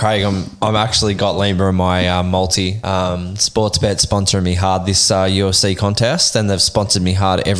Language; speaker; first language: English; native; English